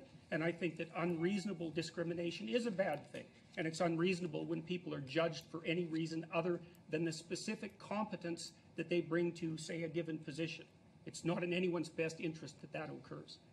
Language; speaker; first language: English; native; English